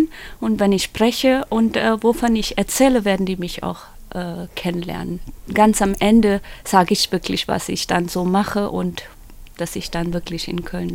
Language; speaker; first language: German; non-native, learner; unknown